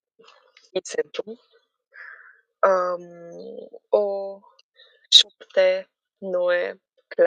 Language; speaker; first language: Norwegian; non-native, learner; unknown